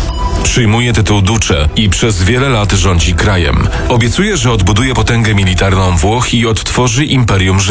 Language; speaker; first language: Polish; native; Polish